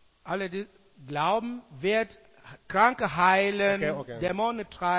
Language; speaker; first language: German; non-native, learner; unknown